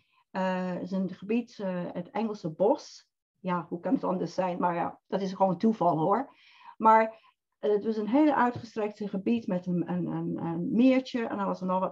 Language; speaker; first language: Dutch; non-native, fluent; English